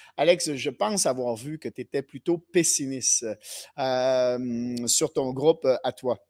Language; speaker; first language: French; native; French